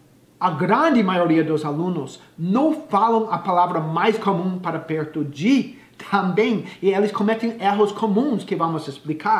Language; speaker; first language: Portuguese; non-native, fluent; English